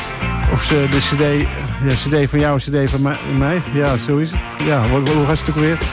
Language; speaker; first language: Dutch; native; Dutch